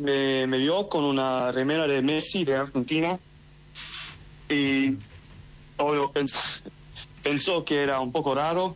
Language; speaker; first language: Spanish; early bilingual, heritage; English